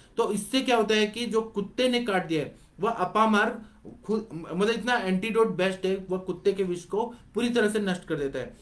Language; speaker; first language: Hindi; non-native, local second language; Marathi